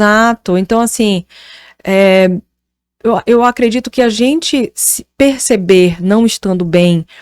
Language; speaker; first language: Portuguese; native; Portuguese